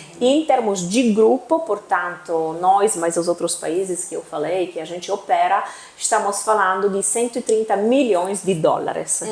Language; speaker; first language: Portuguese; non-native, fluent; Italian